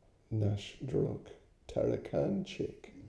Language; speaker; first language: Russian; non-native, learner; English